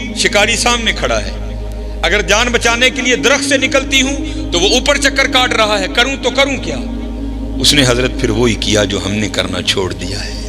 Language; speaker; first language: Urdu; non-native, local second language; Punjabi